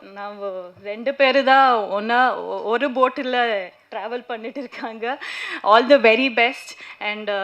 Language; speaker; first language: Tamil; non-native, learner; Kannada